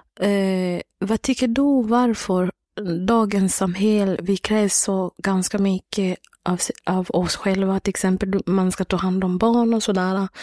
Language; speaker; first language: Swedish; non-native, learner; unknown